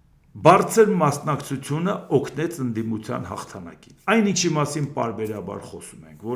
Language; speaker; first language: Armenian; native; Armenian